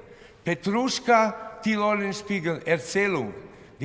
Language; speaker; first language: German; non-native, learner; Latvian